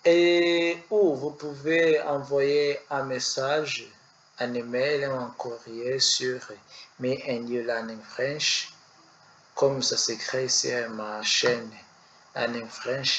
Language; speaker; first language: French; non-native, learner; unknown